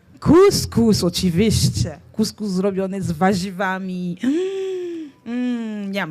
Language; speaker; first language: Polish; non-native, fluent; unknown